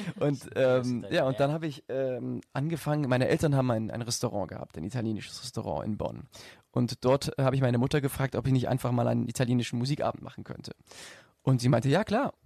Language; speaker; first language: German; native; German